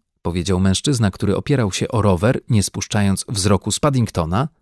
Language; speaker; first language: Polish; native; Polish